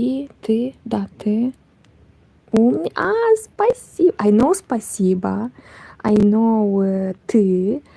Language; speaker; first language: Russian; non-native, learner; Romanian